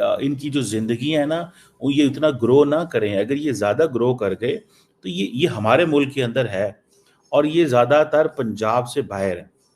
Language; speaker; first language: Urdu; non-native, local second language; Punjabi